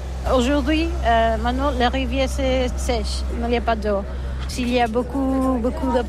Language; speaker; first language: French; non-native, learner; Catalan